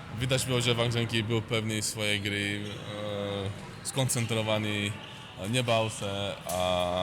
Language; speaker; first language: Polish; non-native, learner; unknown